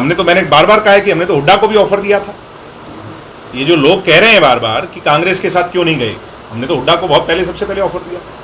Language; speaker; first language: Hindi; native; Hindi